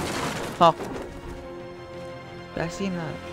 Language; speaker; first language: Spanish; native; Spanish